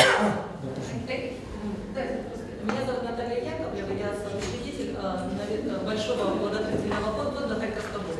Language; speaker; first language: Russian; native; Russian